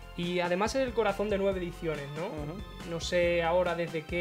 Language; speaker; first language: Spanish; native; Spanish